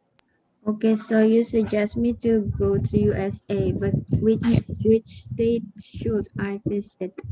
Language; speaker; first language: English; non-native, learner; Indonesian